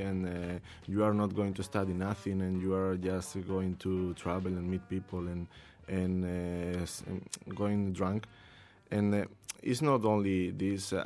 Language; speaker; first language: English; non-native, learner; Spanish